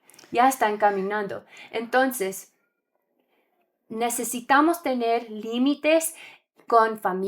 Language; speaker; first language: Spanish; non-native, learner; English